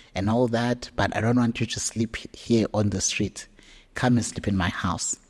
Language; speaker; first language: English; non-native, local second language; Zulu